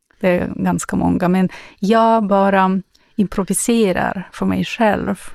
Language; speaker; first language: Swedish; non-native, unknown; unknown